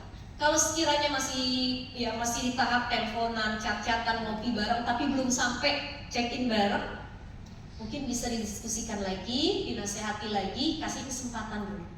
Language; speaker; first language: Indonesian; native; Indonesian